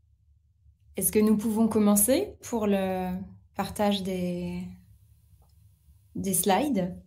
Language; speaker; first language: French; native; French